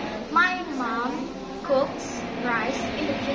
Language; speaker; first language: English; non-native, learner; Indonesian